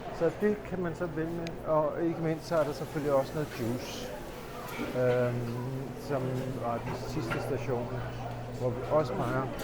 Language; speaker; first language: Danish; early bilingual, other home language; Urdu